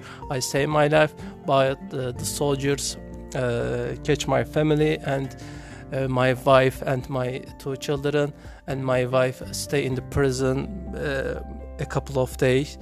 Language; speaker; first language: English; non-native, learner; Turkish